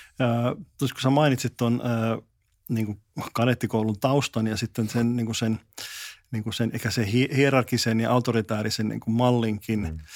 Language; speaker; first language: Finnish; native; Finnish